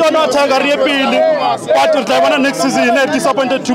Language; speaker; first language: English; non-native, local second language; Southern Sotho